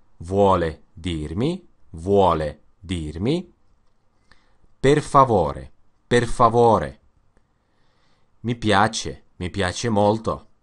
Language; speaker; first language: Italian; non-native, learner; Russian